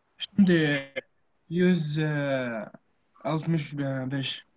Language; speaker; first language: Turkish; non-native, learner; Arabic